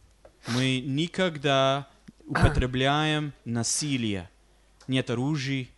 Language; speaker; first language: Russian; non-native, fluent; English